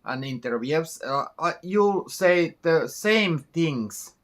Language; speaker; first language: English; non-native, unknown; Finnish